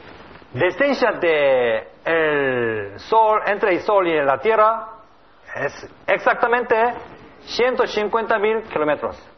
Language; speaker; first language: Spanish; non-native, learner; Korean